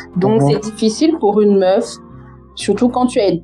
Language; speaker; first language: French; native; French